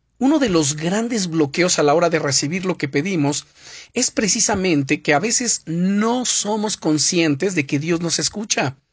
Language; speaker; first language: Spanish; native; Spanish